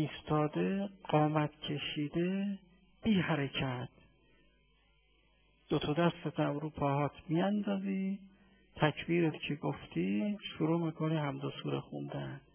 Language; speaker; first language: Persian; native; Persian